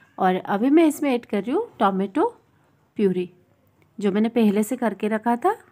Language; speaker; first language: Hindi; non-native, local second language; Bangla